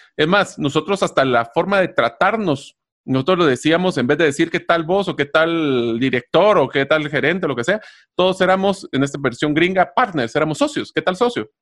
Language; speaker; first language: Spanish; native; Spanish